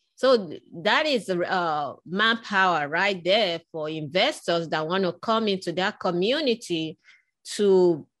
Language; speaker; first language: English; non-native, local second language; Yoruba